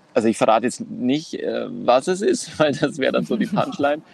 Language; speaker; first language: German; non-native, fluent; Greek